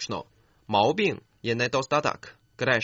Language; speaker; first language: Croatian; non-native, fluent; Chinese